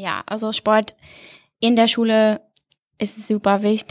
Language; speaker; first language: German; non-native, fluent; English